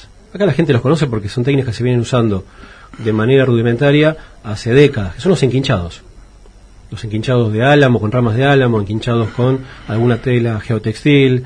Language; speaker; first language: Spanish; native; Spanish